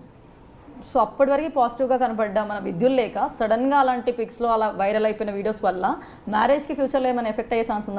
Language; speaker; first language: Telugu; native; Telugu